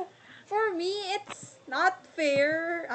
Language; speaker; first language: English; non-native, learner; Korean